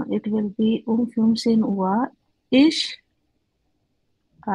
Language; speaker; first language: German; non-native, learner; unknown